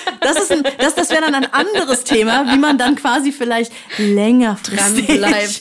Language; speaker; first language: German; native; German